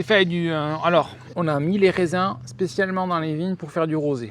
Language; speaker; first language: French; native; French